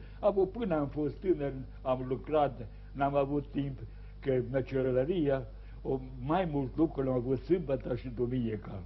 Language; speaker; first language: Romanian; non-native, local second language; Serbian